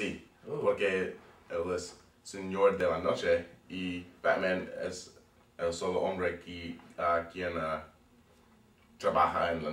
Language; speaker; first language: Spanish; non-native, learner; English